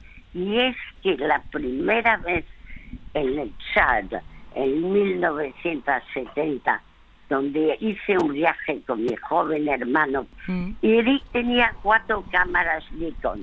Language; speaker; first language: Spanish; early bilingual, other home language; French